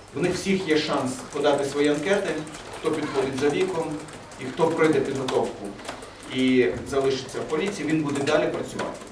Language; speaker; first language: Ukrainian; early bilingual, other home language; Persian